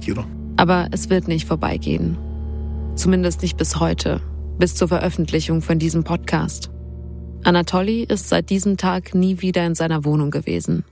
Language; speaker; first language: German; native; German